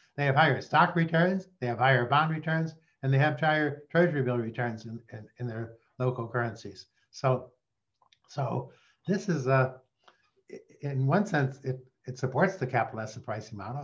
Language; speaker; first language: English; native; English